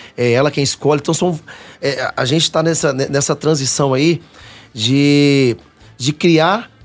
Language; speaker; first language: Portuguese; native; Portuguese